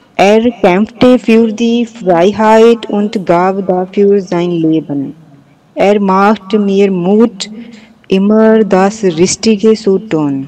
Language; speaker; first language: German; non-native, learner; Punjabi